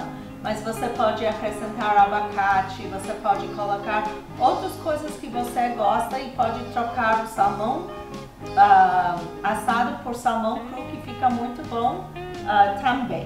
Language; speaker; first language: Portuguese; non-native, fluent; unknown